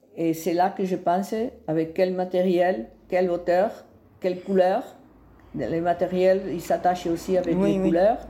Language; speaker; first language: French; non-native, fluent; Spanish